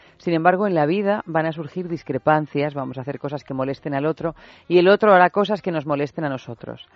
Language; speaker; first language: Spanish; native; Spanish